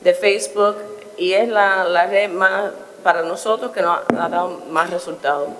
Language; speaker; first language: Spanish; early bilingual, heritage; Spanish